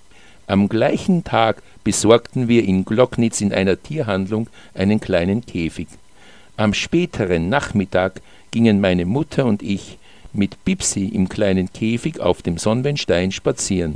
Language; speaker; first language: German; native; German